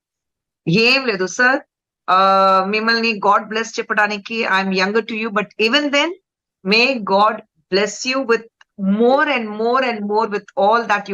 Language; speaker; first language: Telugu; non-native, fluent; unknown